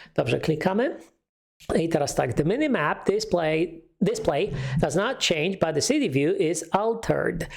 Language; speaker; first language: English; non-native, fluent; Polish